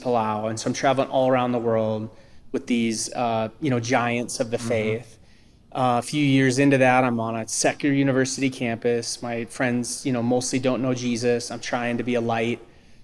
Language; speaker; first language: English; native; English